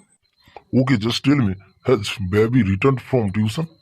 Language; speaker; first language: English; non-native, local second language; Bangla